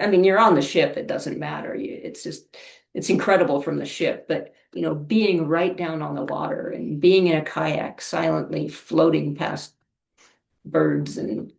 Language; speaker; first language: English; native; English